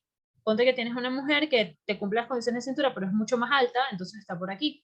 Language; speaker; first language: Spanish; native; Spanish